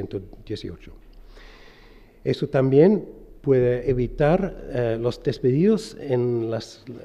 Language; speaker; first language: Spanish; non-native, fluent; English